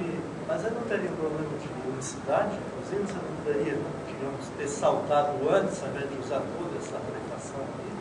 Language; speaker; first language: Portuguese; native; Portuguese